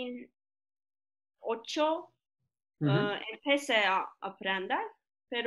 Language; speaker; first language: Spanish; non-native, fluent; Turkish